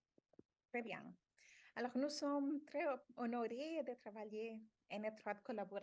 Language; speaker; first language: French; non-native, fluent; Spanish